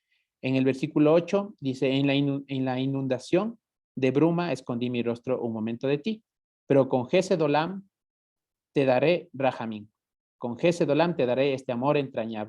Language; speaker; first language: Spanish; native; Spanish